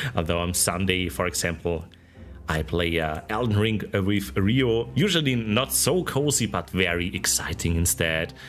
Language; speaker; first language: English; non-native, fluent; German